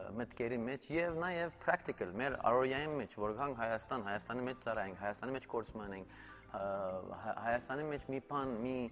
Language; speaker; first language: Armenian; early bilingual, heritage; Armenian